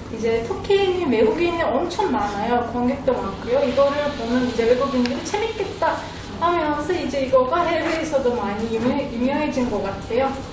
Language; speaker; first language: Korean; non-native, fluent; Turkish